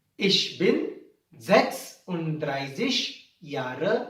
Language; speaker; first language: German; non-native, fluent; Marathi